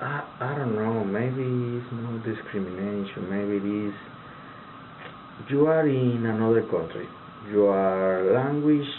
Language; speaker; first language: English; non-native, learner; Spanish